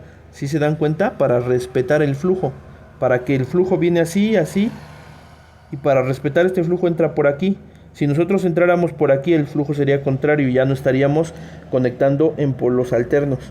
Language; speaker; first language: Spanish; native; Spanish